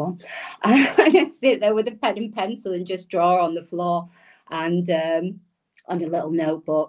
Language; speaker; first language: English; native; English